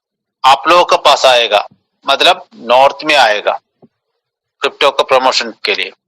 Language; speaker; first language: Hindi; non-native, local second language; Malayalam